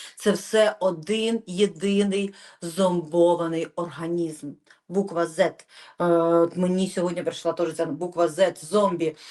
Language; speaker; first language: Ukrainian; native; Ukrainian